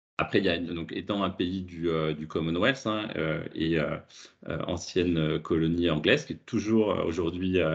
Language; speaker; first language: French; native; French